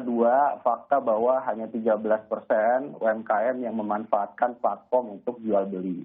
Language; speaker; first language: Indonesian; native; Indonesian